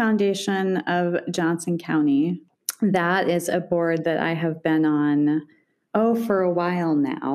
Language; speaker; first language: English; native; English